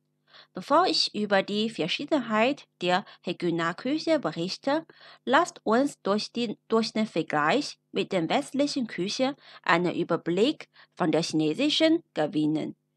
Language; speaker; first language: German; non-native, fluent; Chinese